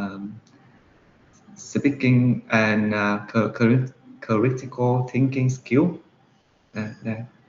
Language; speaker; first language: English; non-native, learner; Vietnamese